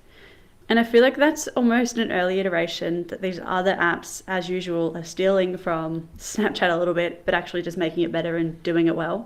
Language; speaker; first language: English; native; English